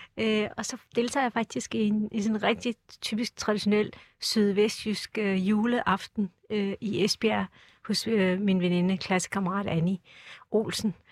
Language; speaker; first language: Danish; early bilingual, other home language; Turkish